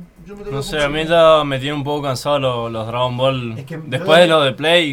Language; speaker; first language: Spanish; native; Spanish